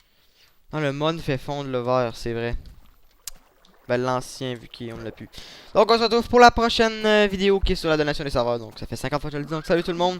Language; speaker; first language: French; native; French